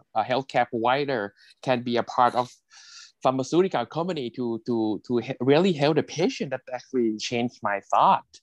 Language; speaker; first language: English; non-native, fluent; Thai